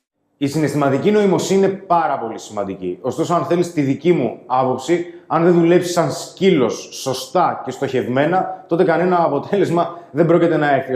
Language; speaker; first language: Greek; native; Greek